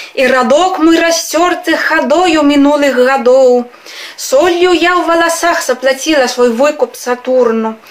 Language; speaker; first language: Belarusian; non-native, fluent; Spanish